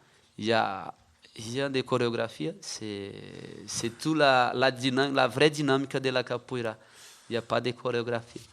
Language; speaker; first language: French; non-native, fluent; Portuguese